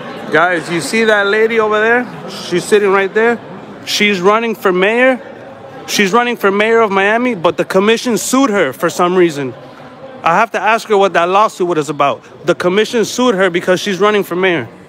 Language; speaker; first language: English; early bilingual, other home language; Spanish